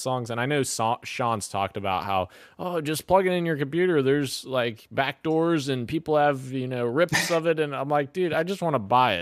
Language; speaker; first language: English; native; English